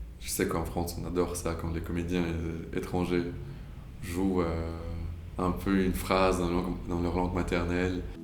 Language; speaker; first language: French; non-native, fluent; Russian